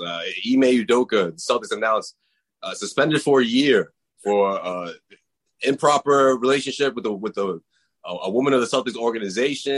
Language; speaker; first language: English; native; English